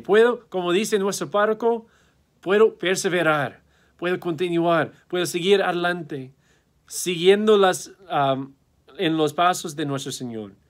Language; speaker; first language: Spanish; non-native, fluent; English